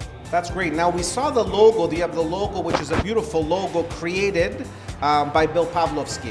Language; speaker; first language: English; early bilingual, other home language; Macedonian